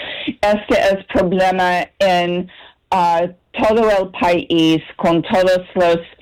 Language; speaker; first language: Spanish; non-native, learner; English